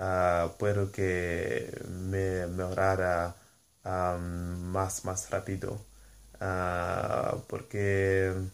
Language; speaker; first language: Spanish; non-native, learner; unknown